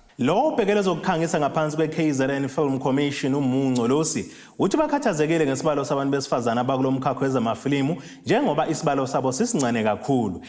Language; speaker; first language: Zulu; native; Zulu